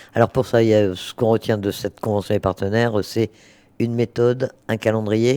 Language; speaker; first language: French; native; French